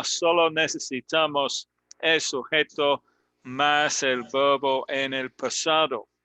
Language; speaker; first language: Spanish; non-native, fluent; English